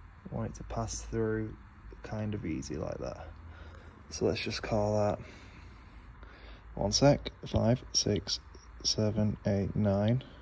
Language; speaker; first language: English; native; English